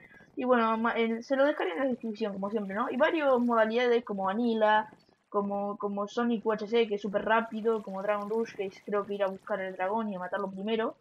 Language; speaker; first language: Spanish; native; Spanish